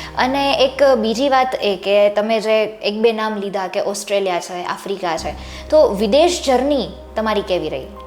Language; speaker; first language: Gujarati; native; Gujarati